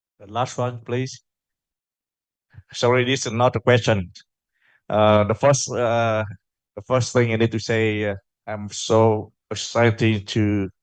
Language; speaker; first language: English; non-native, learner; Vietnamese